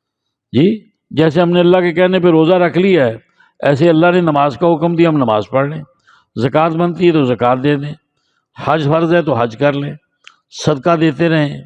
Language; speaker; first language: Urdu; non-native, local second language; Punjabi